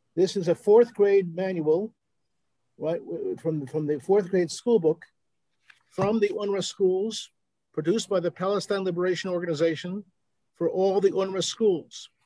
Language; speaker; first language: English; native; English